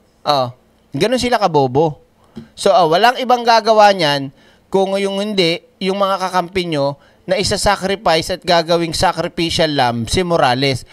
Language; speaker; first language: Filipino; native; Filipino